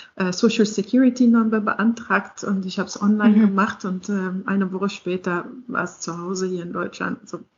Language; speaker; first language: German; non-native, fluent; English